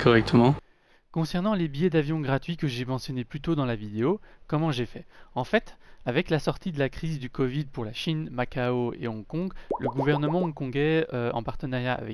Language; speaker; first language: French; native; French